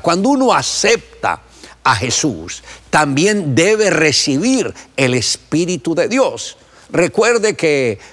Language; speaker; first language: Spanish; native; Spanish